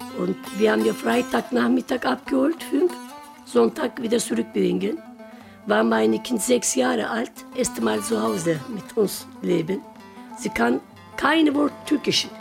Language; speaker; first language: German; non-native, learner; Turkish